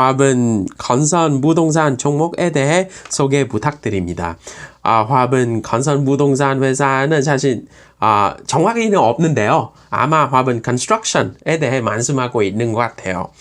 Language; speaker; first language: Korean; non-native, fluent; Vietnamese